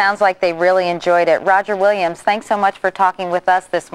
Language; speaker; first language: English; native; English